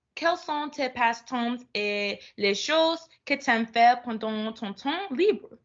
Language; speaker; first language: French; non-native, learner; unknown